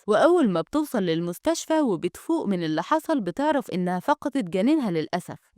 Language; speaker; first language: Arabic; native; Arabic